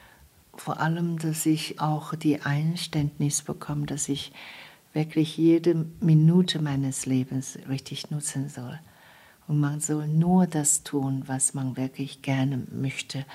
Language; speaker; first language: German; non-native, fluent; Chinese